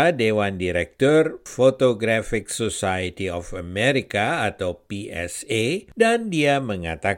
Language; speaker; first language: Indonesian; native; Indonesian